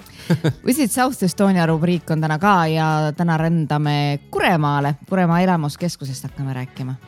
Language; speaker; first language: Estonian; native; Estonian